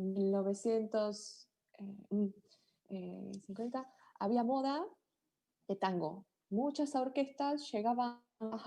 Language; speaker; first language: Spanish; non-native, learner; Japanese